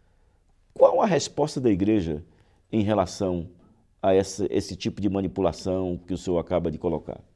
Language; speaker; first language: Portuguese; native; Portuguese